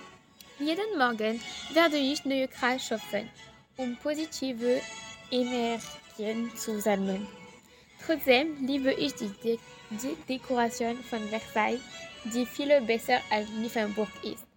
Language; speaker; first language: German; non-native, learner; French